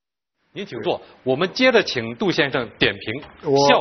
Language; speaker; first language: Chinese; native; Chinese